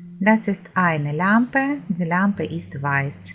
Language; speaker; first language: German; non-native, fluent; Ukrainian